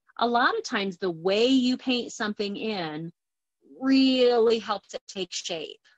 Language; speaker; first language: English; native; English